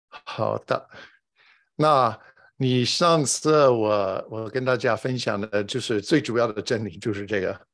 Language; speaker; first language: Chinese; non-native, fluent; English